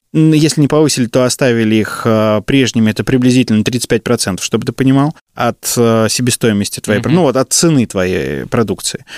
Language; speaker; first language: Russian; native; Russian